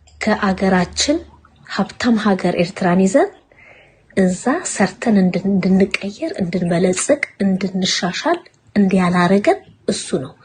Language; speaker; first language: Amharic; non-native, local second language; Tigrinya